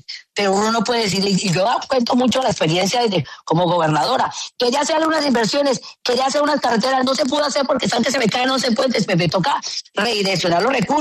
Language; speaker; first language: Spanish; native; Spanish